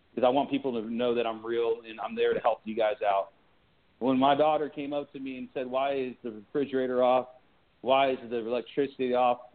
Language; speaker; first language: English; native; English